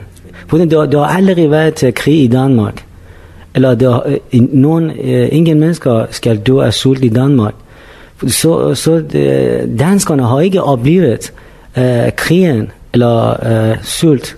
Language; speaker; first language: Danish; non-native, fluent; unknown